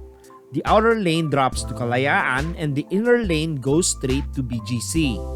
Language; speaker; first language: English; non-native, local second language; Filipino